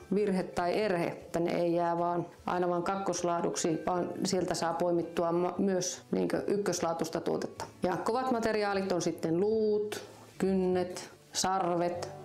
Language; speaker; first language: Finnish; native; Finnish